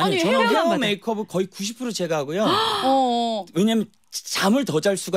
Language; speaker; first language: Korean; native; Korean